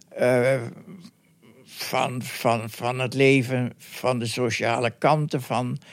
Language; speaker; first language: Dutch; native; Dutch